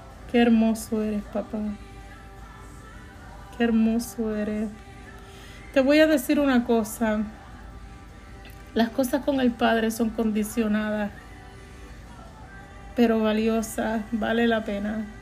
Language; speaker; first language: Spanish; native; Spanish